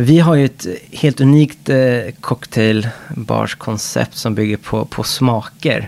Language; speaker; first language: Swedish; non-native, fluent; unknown